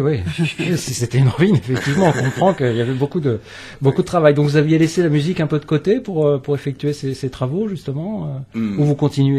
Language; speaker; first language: French; native; French